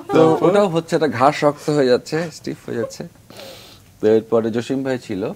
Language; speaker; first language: Bangla; native; Bangla